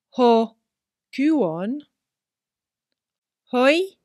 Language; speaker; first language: Greek; non-native, fluent; English